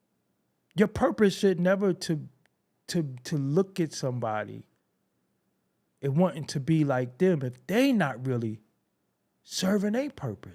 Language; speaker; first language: English; native; English